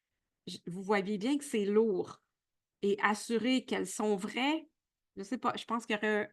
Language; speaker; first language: French; native; French